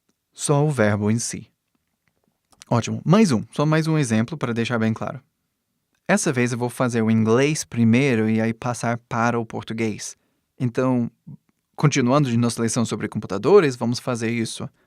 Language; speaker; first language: Portuguese; non-native, fluent; English